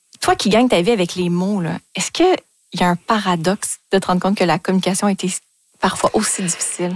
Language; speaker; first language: French; native; French